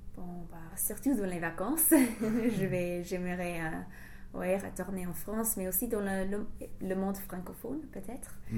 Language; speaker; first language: French; non-native, fluent; English